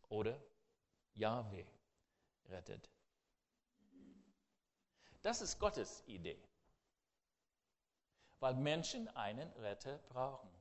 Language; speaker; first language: German; non-native, fluent; English